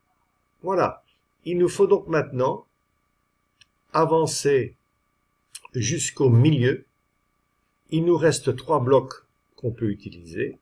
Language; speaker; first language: French; native; French